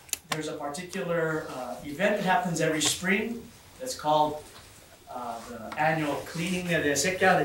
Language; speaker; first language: English; early bilingual, other home language; Spanish